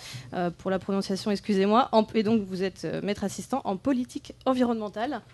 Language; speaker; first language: French; native; French